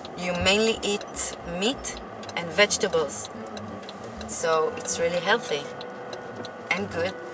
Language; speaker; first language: English; non-native, fluent; Hebrew